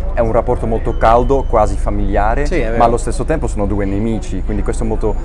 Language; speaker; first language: Italian; non-native, fluent; Dutch